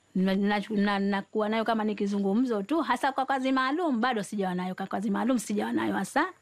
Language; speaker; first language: Swahili; native; Swahili